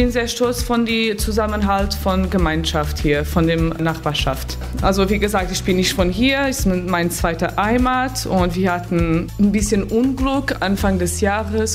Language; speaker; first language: German; non-native, fluent; Portuguese